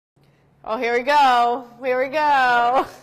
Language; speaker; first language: English; native; English